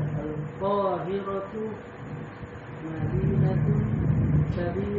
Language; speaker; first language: Arabic; non-native, learner; Indonesian